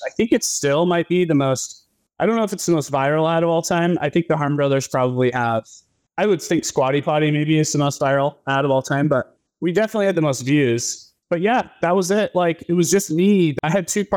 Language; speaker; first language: English; native; English